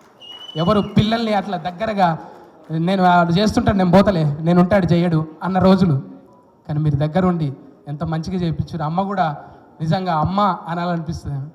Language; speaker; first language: Telugu; native; Telugu